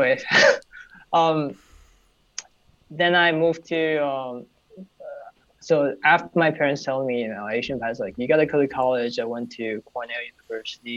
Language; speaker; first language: English; non-native, fluent; Chinese